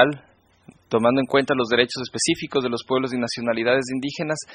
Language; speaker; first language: Spanish; native; Spanish